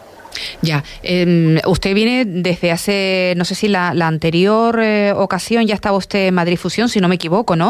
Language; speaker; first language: Spanish; native; Spanish